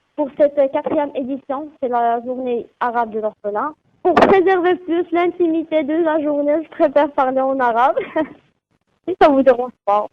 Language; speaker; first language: French; non-native, local second language; Arabic